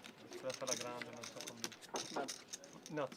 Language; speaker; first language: Italian; non-native, fluent; Albanian